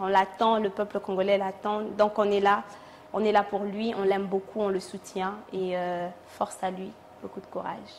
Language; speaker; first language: French; non-native, local second language; Swahili